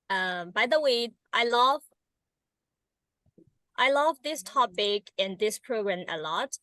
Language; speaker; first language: English; non-native, learner; Burmese